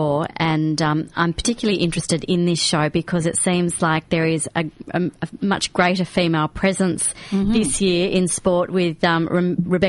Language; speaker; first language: English; native; English